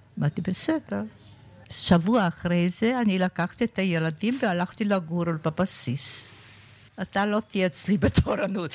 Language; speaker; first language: Hebrew; non-native, fluent; German